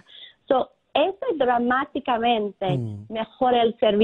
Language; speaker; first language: Spanish; non-native, fluent; English